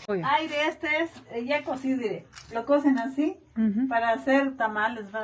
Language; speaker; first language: Spanish; native; Spanish